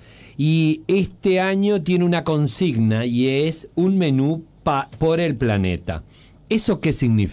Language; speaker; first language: Spanish; native; Spanish